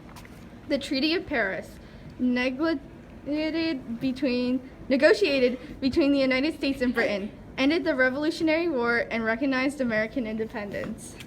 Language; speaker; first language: English; native; English